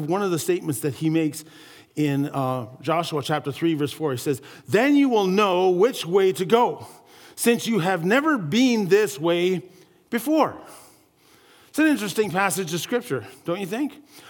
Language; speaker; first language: English; native; English